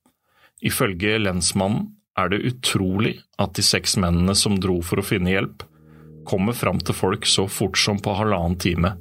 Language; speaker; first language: Norwegian; native; Norwegian